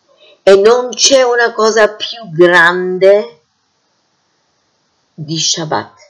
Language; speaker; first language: Italian; non-native, fluent; English